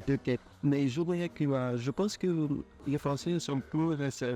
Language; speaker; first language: French; non-native, fluent; Filipino